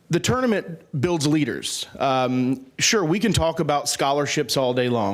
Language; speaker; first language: English; native; English